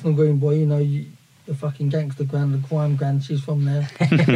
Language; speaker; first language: English; native; English